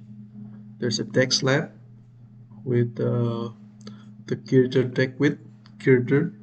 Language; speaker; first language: English; non-native, fluent; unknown